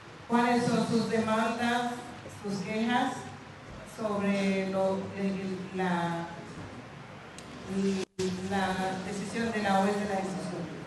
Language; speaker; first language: Spanish; non-native, fluent; Haitian Creole